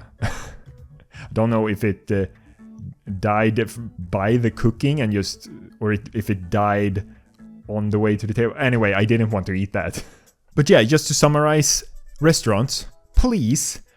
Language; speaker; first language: English; non-native, fluent; Swedish